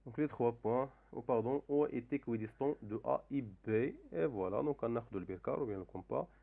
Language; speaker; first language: French; non-native, local second language; Arabic